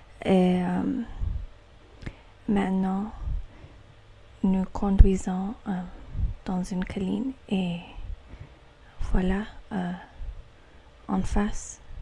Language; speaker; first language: French; non-native, learner; English